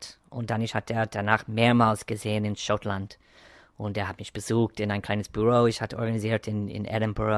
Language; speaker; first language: German; non-native, fluent; English